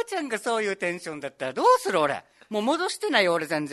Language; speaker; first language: Japanese; native; Japanese